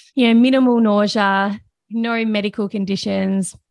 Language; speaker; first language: English; native; English